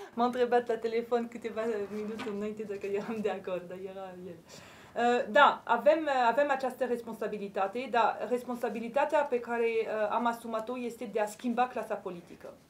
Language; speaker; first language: Romanian; non-native, fluent; French